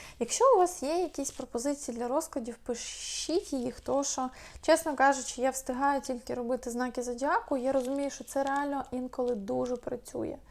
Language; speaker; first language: Ukrainian; non-native, local second language; Russian